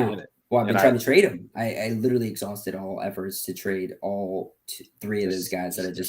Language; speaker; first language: English; native; English